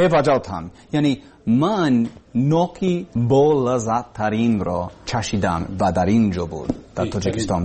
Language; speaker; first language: Persian; non-native, learner; English